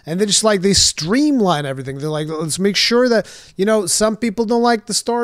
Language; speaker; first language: English; native; English